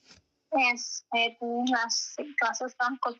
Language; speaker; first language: English; non-native, learner; Malayalam